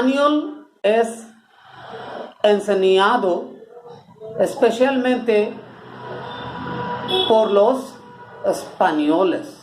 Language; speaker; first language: Spanish; non-native, learner; Bangla